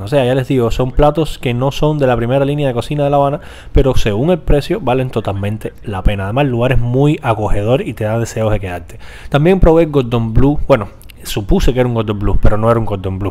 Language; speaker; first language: Spanish; native; Spanish